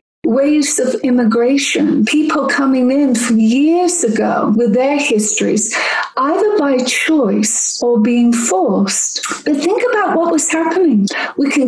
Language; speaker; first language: English; native; English